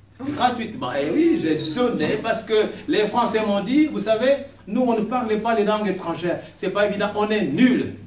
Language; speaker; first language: French; non-native, local second language; Kongo